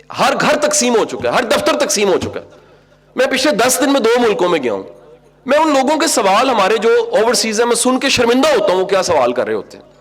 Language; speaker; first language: Urdu; non-native, local second language; Punjabi